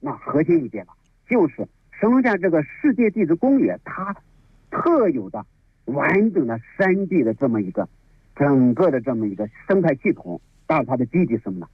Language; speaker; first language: Chinese; native; Chinese